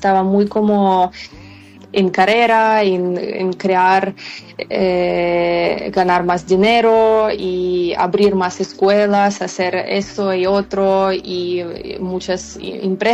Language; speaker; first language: Spanish; non-native, fluent; Ukrainian